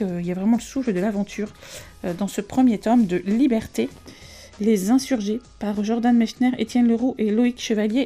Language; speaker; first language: French; native; French